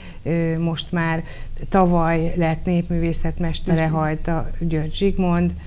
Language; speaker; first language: Hungarian; native; Hungarian